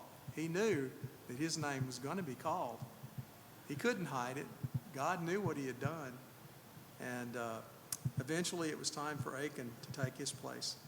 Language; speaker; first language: English; native; English